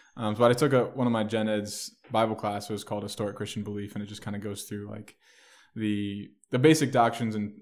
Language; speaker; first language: English; native; English